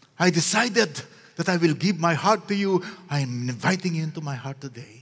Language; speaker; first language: English; non-native, local second language; Filipino